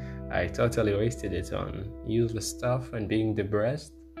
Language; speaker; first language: English; non-native, fluent; Arabic